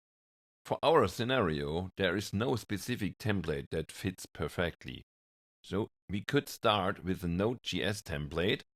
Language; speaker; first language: English; non-native, fluent; German